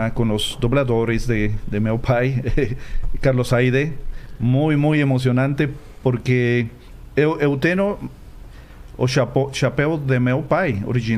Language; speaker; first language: Portuguese; non-native, learner; Spanish